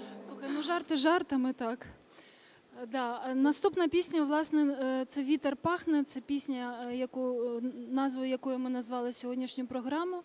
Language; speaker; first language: Ukrainian; native; Ukrainian